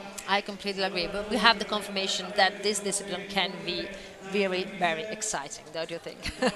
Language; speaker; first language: English; non-native, fluent; Italian